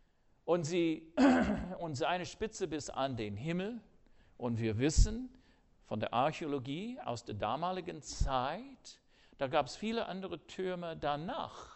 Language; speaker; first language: German; non-native, fluent; English